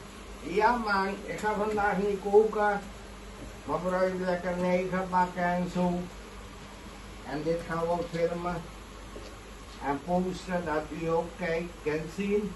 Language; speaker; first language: Dutch; non-native, local second language; Caribbean Hindustani